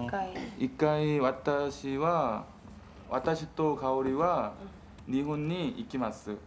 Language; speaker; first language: Japanese; non-native, learner; Korean